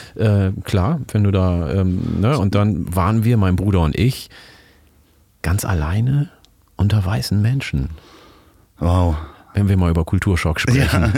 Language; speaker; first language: German; early bilingual, other home language; Oromo